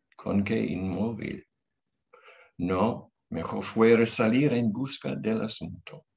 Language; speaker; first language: Spanish; non-native, fluent; English